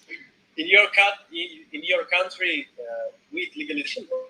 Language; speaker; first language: English; non-native, learner; Russian